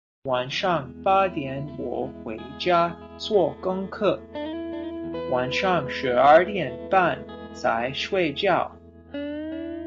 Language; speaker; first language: Chinese; non-native, learner; English